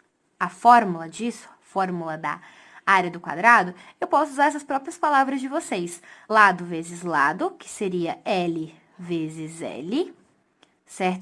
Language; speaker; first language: Portuguese; native; Portuguese